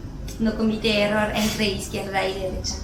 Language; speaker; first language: Spanish; non-native, fluent; French